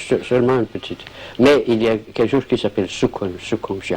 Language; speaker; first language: French; non-native, fluent; Danish